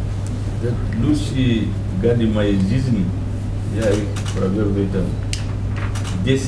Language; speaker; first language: Russian; non-native, learner; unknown